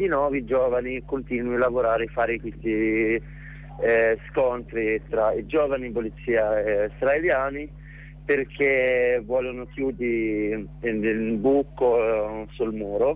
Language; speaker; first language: Italian; non-native, learner; Arabic